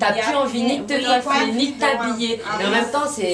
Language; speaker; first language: French; native; French